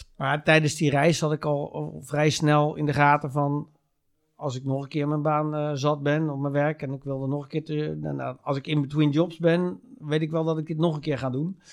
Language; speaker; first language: Dutch; native; Dutch